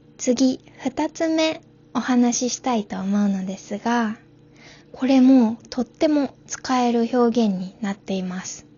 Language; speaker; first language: Japanese; native; Japanese